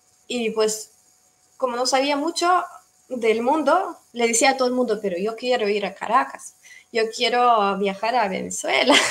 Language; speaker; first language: Spanish; non-native, fluent; Russian